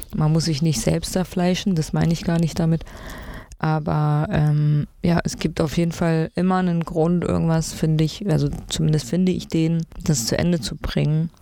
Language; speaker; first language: German; early bilingual, other home language; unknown